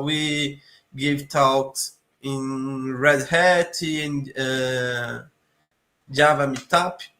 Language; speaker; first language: English; non-native, learner; Portuguese